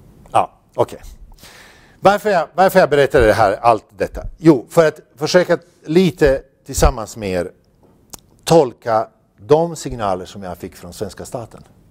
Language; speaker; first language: Swedish; non-native, fluent; Bosnian